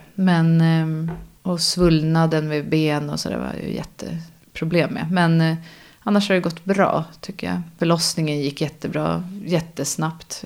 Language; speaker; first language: Swedish; native; Swedish